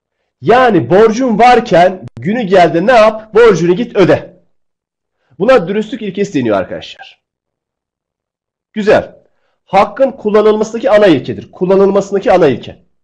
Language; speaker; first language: Turkish; native; Turkish